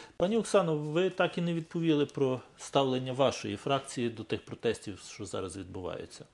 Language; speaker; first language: Ukrainian; native; Ukrainian